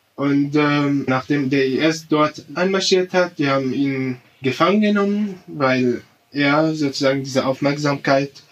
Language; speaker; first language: German; non-native, fluent; Arabic